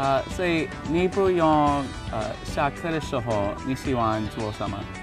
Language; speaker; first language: Chinese; non-native, learner; English